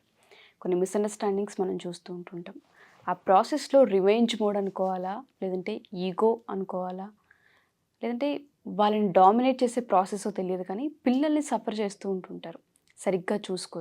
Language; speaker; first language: Telugu; native; Telugu